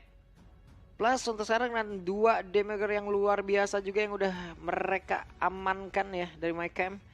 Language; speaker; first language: Indonesian; native; Indonesian